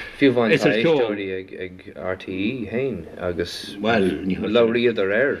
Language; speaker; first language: Irish; native; Irish